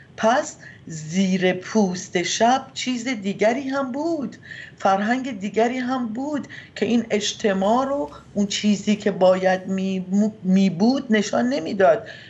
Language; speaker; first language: Persian; native; Persian